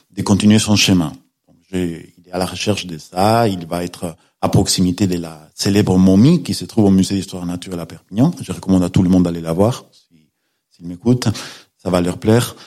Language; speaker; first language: French; non-native, fluent; Spanish